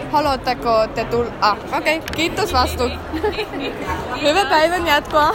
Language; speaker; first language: Finnish; non-native, learner; Estonian